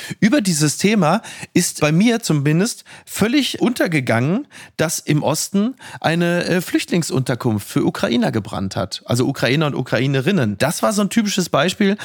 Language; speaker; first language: German; native; German